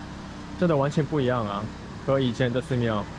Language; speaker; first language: Chinese; non-native, fluent; Korean